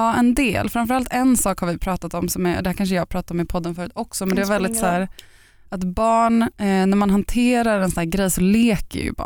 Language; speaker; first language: Swedish; native; Swedish